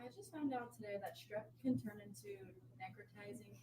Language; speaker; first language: English; native; English